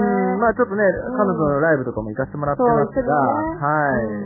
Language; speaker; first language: Japanese; native; Japanese